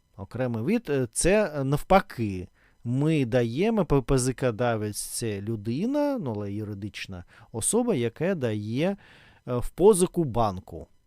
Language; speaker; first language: Ukrainian; non-native, local second language; Russian